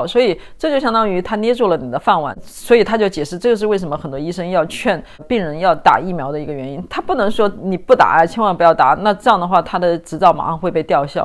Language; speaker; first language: Chinese; native; Chinese